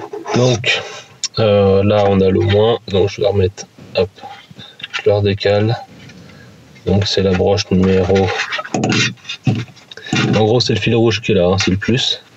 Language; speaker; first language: French; native; French